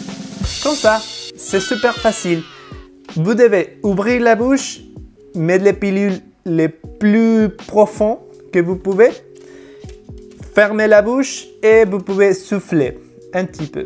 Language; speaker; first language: French; non-native, fluent; Spanish